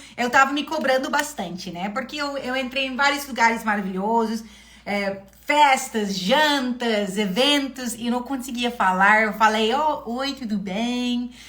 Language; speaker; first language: Portuguese; non-native, fluent; English